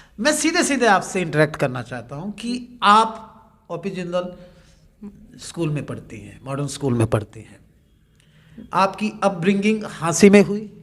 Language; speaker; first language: Hindi; native; Hindi